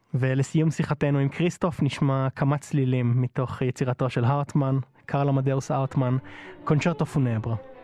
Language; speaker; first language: Hebrew; native; Hebrew